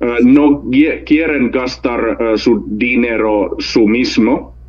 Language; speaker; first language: Spanish; non-native, learner; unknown